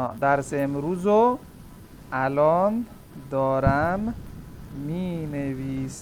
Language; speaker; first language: Persian; non-native, fluent; Urdu